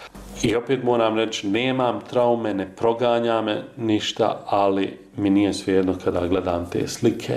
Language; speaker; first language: Croatian; native; Croatian